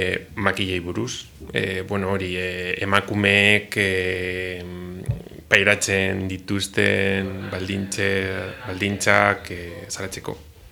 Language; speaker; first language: Basque; non-native, learner; Spanish